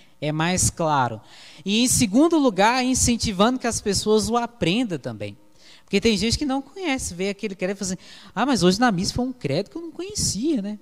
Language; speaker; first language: Portuguese; native; Portuguese